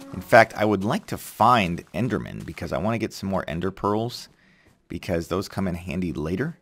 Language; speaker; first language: English; native; English